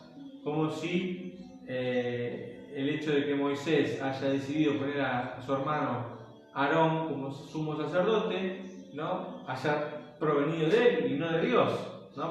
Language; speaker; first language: Spanish; native; Spanish